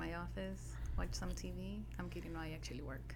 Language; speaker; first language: English; non-native, fluent; Spanish